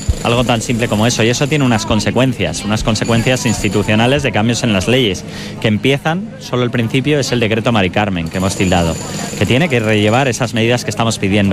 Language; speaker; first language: Spanish; native; Spanish